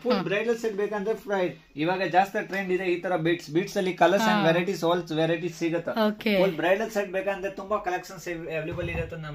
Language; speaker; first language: Kannada; non-native, local second language; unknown